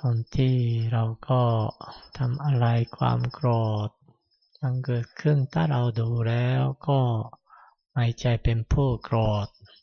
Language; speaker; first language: Thai; non-native, fluent; Japanese